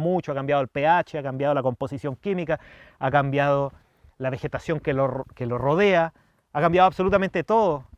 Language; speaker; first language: Spanish; native; Spanish